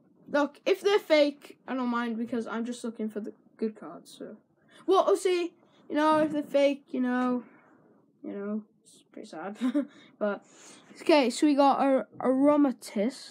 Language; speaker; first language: English; native; English